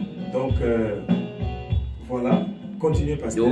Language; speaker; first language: French; non-native, local second language; Lingala